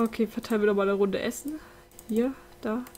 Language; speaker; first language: German; native; German